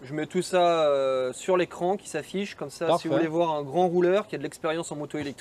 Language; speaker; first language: French; native; French